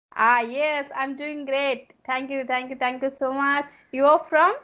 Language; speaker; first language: English; non-native, learner; Telugu